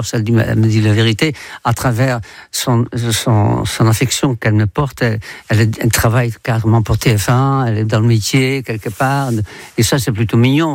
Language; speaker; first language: French; non-native, fluent; Dutch